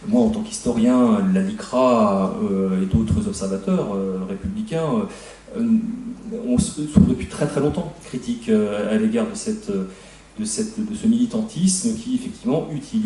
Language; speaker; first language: French; native; French